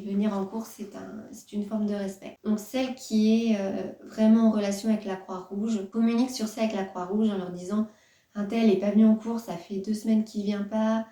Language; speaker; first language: French; native; French